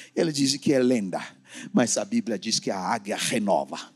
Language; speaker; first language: Portuguese; non-native, fluent; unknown